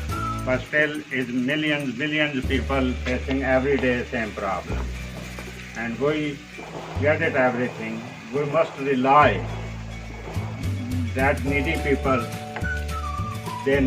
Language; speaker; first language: English; non-native, learner; Punjabi